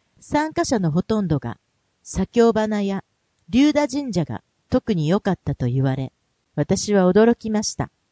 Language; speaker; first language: Japanese; non-native, fluent; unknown